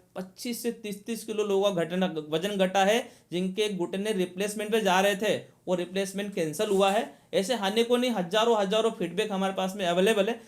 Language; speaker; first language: Hindi; native; Hindi